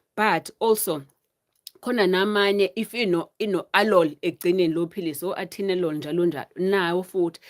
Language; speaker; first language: Zulu; native; Zulu